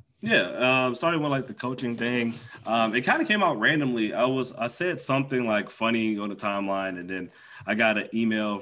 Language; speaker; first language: English; native; English